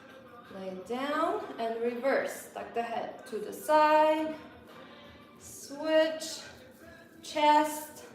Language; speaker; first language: English; non-native, fluent; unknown